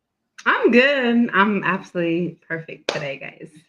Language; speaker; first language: English; native; English